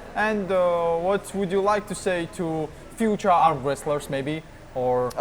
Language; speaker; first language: English; non-native, fluent; Georgian